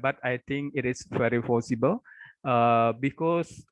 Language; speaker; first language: English; non-native, local second language; Indonesian